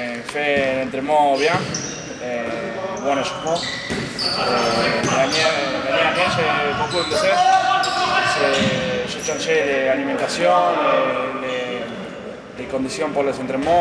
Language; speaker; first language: French; non-native, learner; Spanish